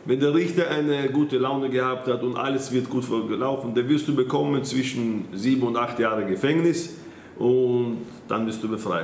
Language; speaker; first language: German; non-native, fluent; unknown